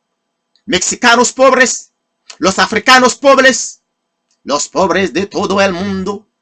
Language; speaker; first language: Spanish; non-native, fluent; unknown